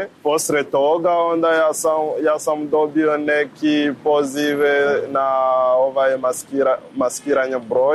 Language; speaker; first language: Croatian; non-native, learner; Rundi